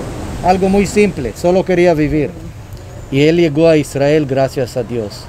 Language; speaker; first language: Spanish; non-native, fluent; Hebrew